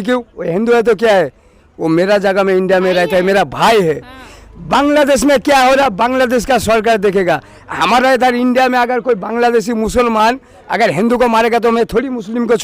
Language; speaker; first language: Hindi; non-native, local second language; Bangla